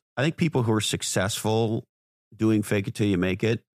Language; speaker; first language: English; native; English